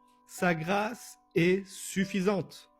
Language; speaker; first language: French; native; French